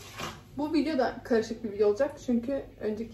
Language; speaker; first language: Turkish; early bilingual, heritage; Turkish